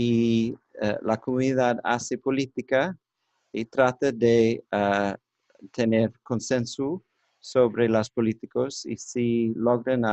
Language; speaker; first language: Spanish; non-native, learner; English